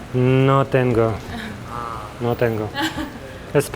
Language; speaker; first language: Spanish; non-native, learner; Russian